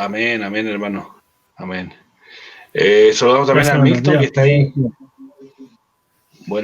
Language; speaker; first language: Spanish; native; Spanish